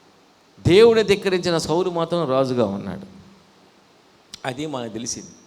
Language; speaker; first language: Telugu; native; Telugu